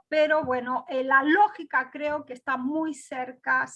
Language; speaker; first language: Spanish; non-native, fluent; Greek